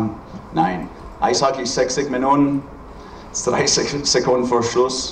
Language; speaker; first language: German; non-native, learner; English